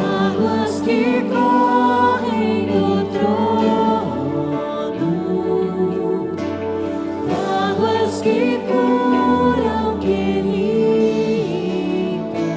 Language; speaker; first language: Portuguese; native; Portuguese